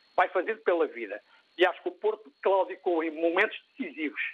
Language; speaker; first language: Portuguese; native; Portuguese